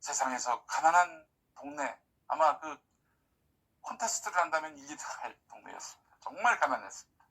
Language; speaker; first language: Korean; native; Korean